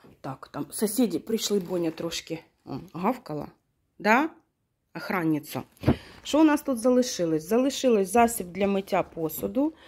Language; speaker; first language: Ukrainian; non-native, local second language; Russian